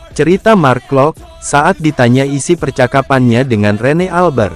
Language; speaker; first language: Indonesian; native; Indonesian